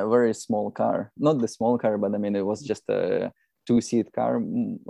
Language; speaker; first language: English; non-native, fluent; Russian